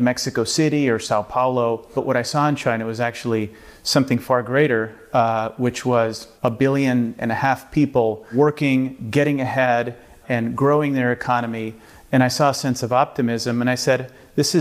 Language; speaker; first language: English; early bilingual, other home language; Spanish